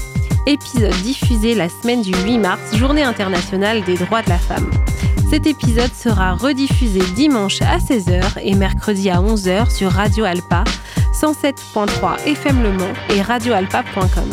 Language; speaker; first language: French; native; French